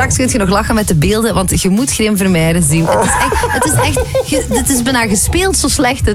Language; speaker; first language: Dutch; native; Dutch